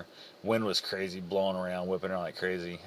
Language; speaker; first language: English; native; English